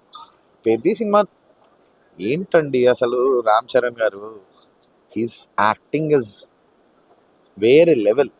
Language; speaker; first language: Telugu; native; Telugu